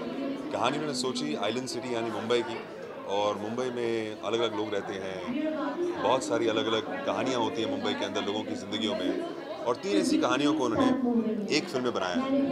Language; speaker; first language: Hindi; native; Hindi